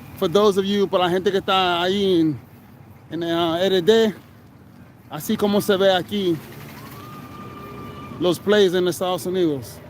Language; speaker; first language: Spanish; non-native, fluent; English